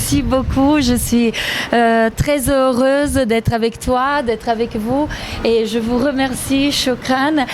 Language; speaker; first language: French; non-native, fluent; Italian